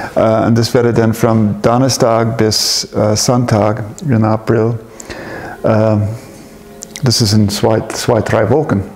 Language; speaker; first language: German; non-native, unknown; English